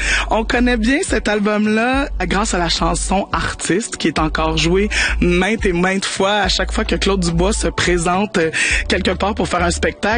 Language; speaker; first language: French; native; French